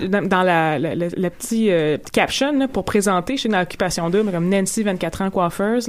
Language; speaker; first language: French; native; French